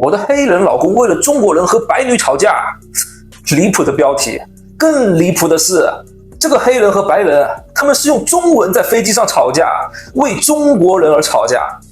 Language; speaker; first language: Chinese; native; Chinese